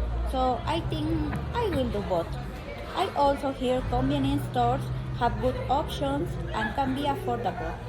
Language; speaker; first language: English; non-native, learner; Spanish